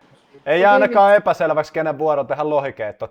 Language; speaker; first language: Finnish; native; Finnish